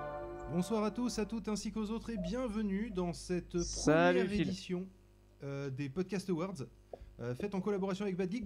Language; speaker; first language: French; native; French